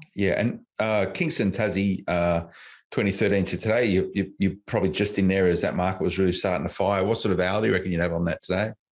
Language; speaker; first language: English; native; English